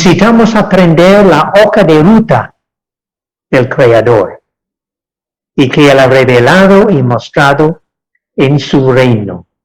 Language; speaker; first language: Spanish; non-native, fluent; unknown